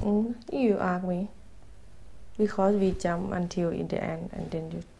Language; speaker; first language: English; non-native, learner; Thai